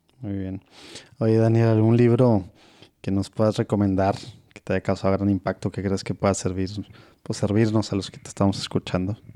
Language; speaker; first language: Spanish; native; Spanish